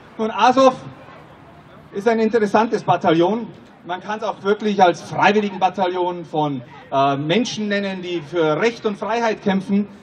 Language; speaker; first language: German; non-native, fluent; Czech